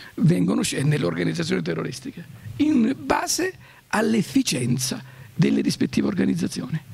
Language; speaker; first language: Italian; native; Italian